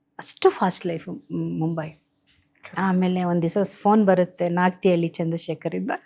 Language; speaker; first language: Kannada; native; Kannada